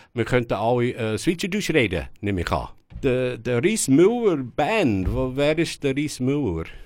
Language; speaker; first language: German; non-native, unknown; English